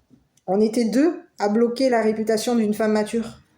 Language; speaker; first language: French; native; French